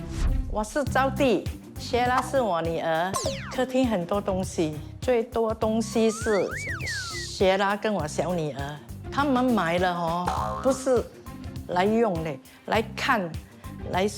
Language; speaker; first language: Chinese; non-native, local second language; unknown